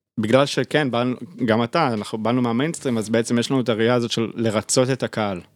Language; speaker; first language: Hebrew; native; Hebrew